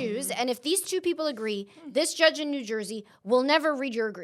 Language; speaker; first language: English; native; English